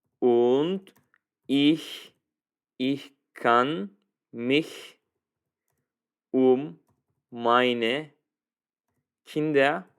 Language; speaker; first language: German; non-native, fluent; Turkish